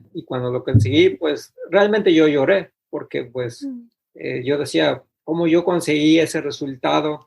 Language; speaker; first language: Spanish; native; Spanish